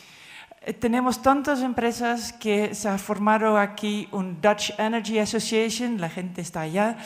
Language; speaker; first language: Spanish; non-native, fluent; Dutch